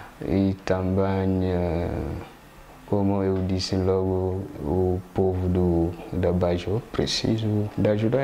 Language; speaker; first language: Portuguese; non-native, fluent; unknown